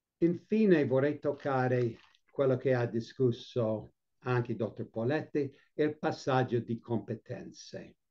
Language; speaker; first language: Italian; non-native, fluent; English